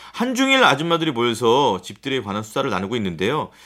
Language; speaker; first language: Korean; native; Korean